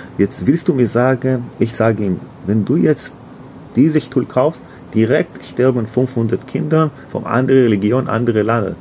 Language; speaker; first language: German; non-native, learner; Hebrew